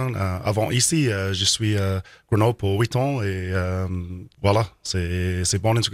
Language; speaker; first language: French; non-native, learner; English